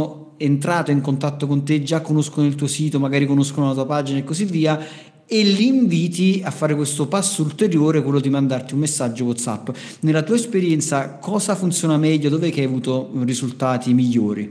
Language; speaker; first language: Italian; native; Italian